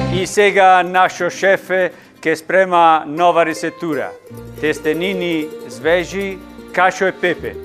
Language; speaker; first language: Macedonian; non-native, learner; Italian